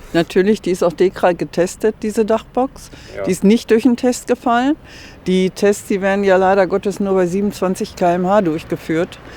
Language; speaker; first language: German; native; German